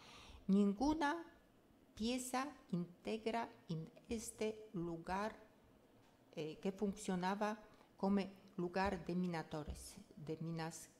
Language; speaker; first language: Spanish; non-native, fluent; Polish